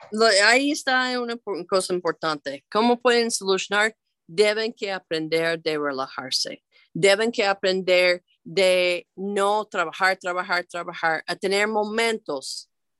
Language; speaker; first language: Spanish; non-native, fluent; English